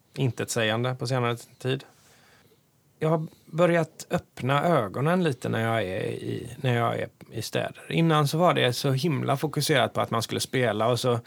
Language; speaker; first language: Swedish; native; Swedish